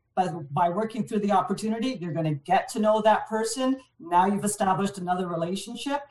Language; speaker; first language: English; non-native, fluent; French